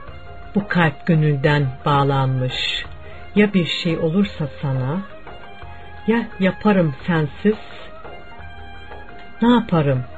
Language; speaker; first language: Turkish; native; Turkish